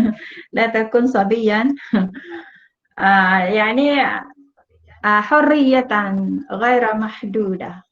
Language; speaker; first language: Arabic; non-native, fluent; Malay